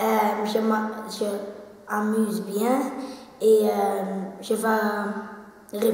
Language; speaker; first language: French; non-native, local second language; Dutch